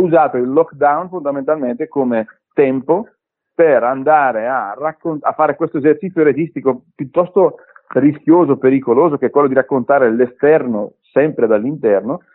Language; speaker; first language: Italian; early bilingual, other home language; Arabic